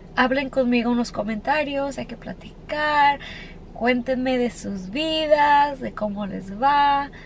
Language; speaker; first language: Spanish; early bilingual, heritage; Spanish